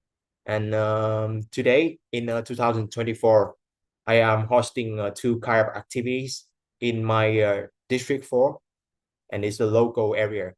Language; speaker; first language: English; non-native, fluent; Vietnamese